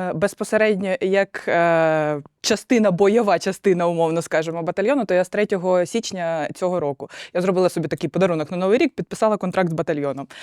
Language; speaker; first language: Ukrainian; non-native, local second language; Russian